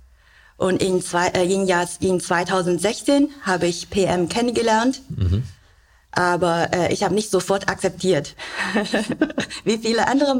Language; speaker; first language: German; non-native, learner; Chinese